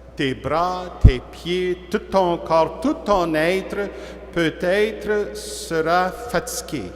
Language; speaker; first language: French; non-native, learner; English